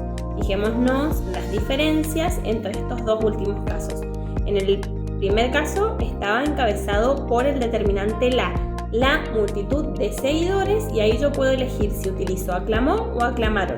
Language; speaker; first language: Spanish; native; Spanish